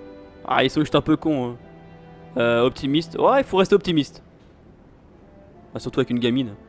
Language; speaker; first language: French; native; French